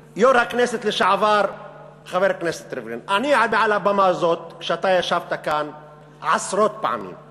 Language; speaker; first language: Hebrew; non-native, local second language; Arabic